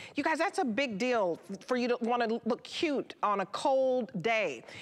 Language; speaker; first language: English; native; English